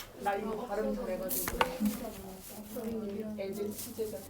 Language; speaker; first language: Korean; native; Korean